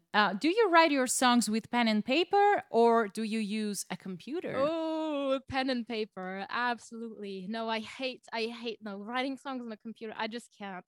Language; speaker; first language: English; non-native, fluent; French